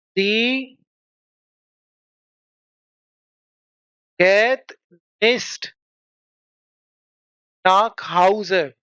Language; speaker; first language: German; non-native, fluent; Hindi